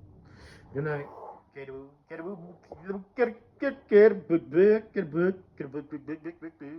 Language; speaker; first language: English; native; English